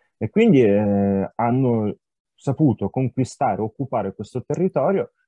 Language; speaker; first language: Italian; non-native, fluent; Ukrainian